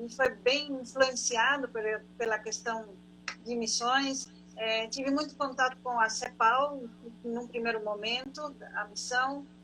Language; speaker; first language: Portuguese; native; Portuguese